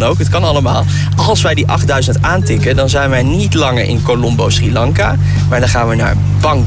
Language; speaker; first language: Dutch; native; Dutch